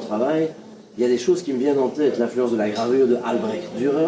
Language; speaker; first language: French; native; French